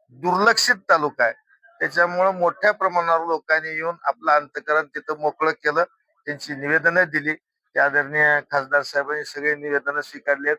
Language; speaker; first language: Marathi; native; Marathi